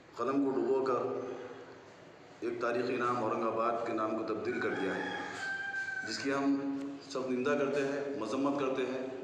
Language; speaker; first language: Urdu; native; Urdu